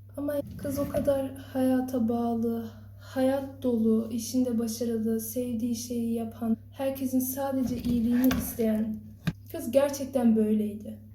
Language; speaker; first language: Turkish; early bilingual, heritage; Turkish